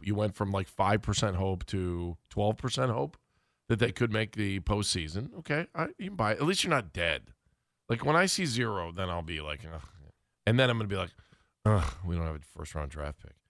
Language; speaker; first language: English; native; English